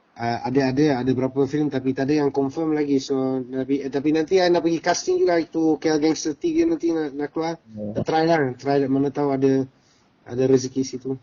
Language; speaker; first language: Malay; non-native, fluent; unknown